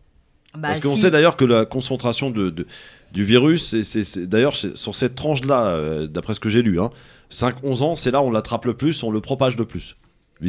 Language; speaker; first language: French; native; French